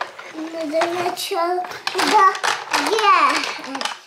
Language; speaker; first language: Russian; early bilingual, heritage; Russian